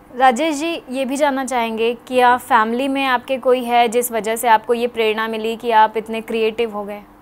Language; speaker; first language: Hindi; native; Hindi